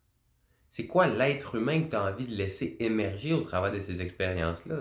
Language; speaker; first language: French; native; French